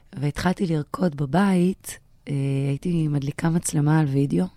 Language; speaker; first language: Hebrew; native; Hebrew